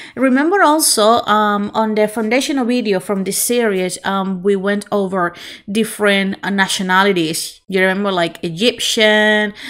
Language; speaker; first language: English; non-native, fluent; Spanish